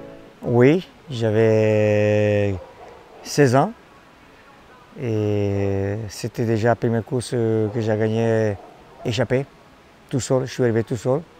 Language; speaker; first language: French; non-native, fluent; Italian